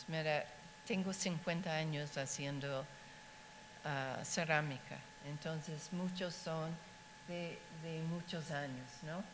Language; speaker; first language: Spanish; non-native, fluent; English